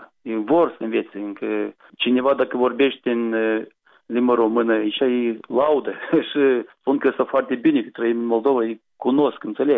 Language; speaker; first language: Romanian; non-native, local second language; Gagauz